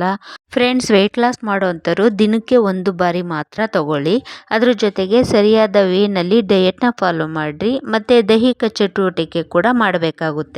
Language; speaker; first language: Kannada; native; Kannada